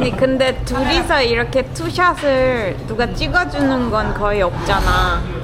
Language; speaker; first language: Korean; native; Korean